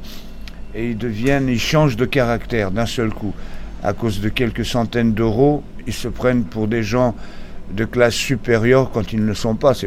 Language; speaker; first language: French; non-native, fluent; Portuguese